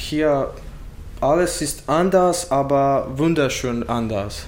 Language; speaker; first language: German; non-native, learner; Bosnian